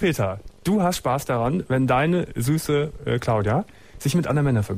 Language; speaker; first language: German; native; German